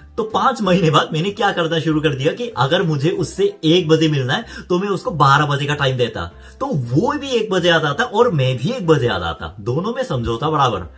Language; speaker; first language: Hindi; non-native, fluent; Korean